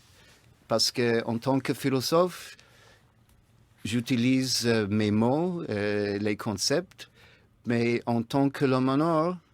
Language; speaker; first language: French; non-native, fluent; English